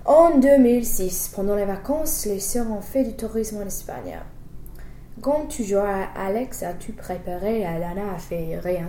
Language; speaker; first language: French; non-native, fluent; English